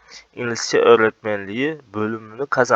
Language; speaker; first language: Turkish; non-native, fluent; Uzbek